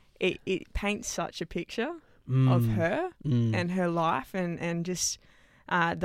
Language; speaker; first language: English; native; English